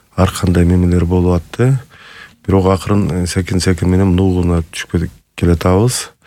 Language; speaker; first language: Kyrgyz; native; Kyrgyz